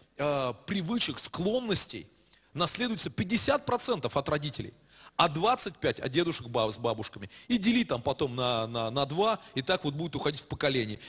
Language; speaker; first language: Russian; native; Russian